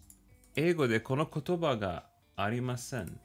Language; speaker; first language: Japanese; non-native, learner; English